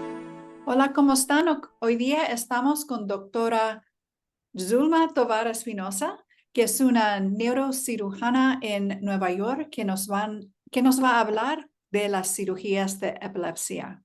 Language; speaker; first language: Spanish; early bilingual, heritage; Spanish